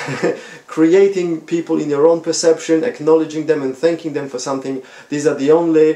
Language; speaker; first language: English; non-native, fluent; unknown